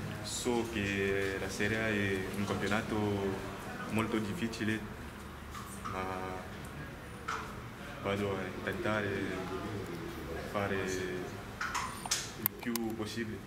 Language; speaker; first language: Italian; non-native, learner; French